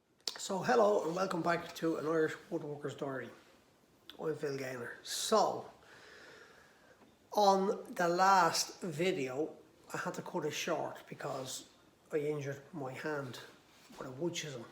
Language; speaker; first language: English; native; English